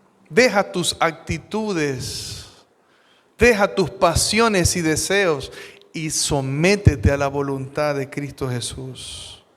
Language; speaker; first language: Spanish; native; Spanish